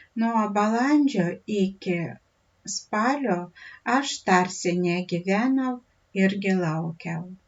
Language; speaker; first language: Lithuanian; non-native, fluent; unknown